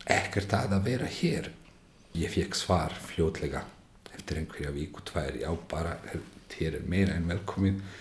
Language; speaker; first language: Icelandic; non-native, fluent; Bosnian